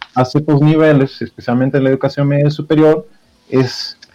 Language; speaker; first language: Spanish; non-native, fluent; Dutch